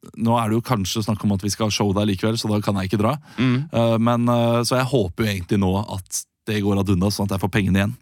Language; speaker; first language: Norwegian; native; Norwegian